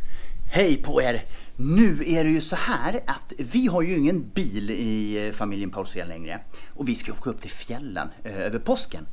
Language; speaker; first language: Swedish; native; Swedish